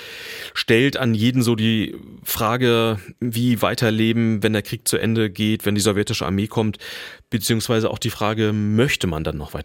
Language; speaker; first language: German; native; German